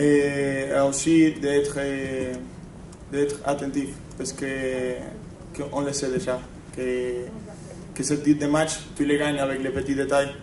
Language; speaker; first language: French; non-native, fluent; Spanish